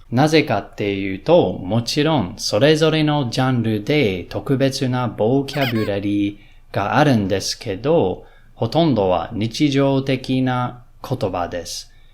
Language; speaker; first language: Japanese; non-native, learner; English